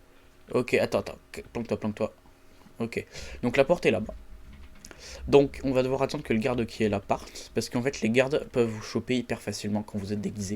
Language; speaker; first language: French; native; French